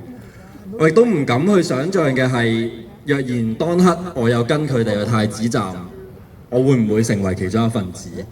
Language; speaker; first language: Cantonese; native; Cantonese